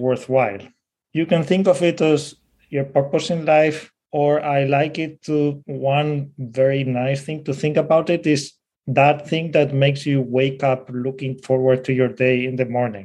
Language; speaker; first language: English; non-native, fluent; Spanish